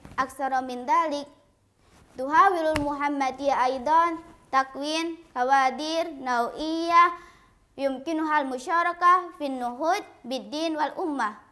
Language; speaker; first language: Arabic; non-native, learner; Indonesian